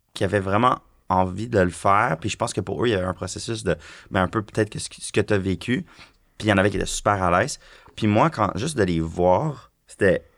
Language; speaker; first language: French; native; French